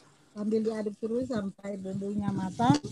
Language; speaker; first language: Indonesian; native; Indonesian